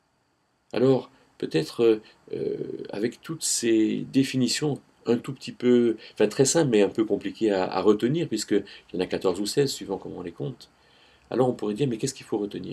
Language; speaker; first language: French; native; French